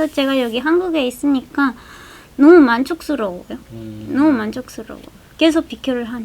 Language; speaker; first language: Korean; non-native, fluent; Spanish